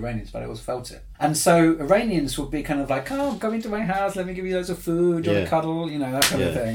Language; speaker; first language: English; native; English